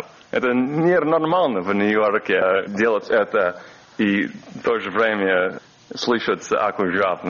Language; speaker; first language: Russian; non-native, learner; English